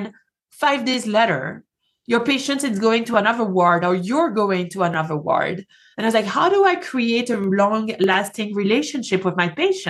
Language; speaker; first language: English; non-native, fluent; French